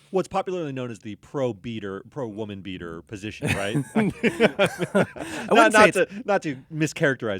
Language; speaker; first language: English; native; English